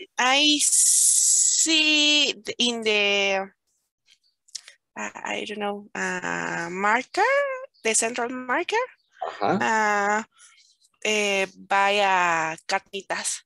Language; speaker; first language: English; non-native, learner; Spanish